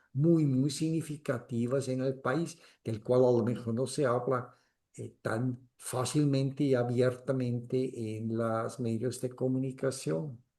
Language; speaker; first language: Spanish; non-native, fluent; German